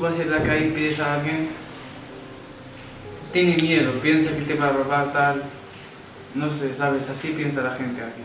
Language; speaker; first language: Spanish; non-native, learner; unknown